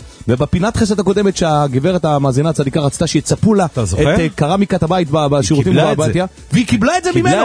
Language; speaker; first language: Hebrew; native; Hebrew